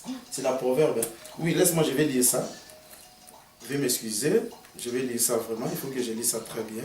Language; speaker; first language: French; non-native, local second language; Lingala